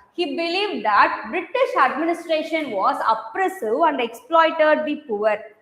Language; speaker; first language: English; non-native, local second language; Tamil